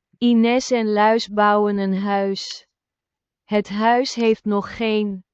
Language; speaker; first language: Dutch; non-native, fluent; Turkish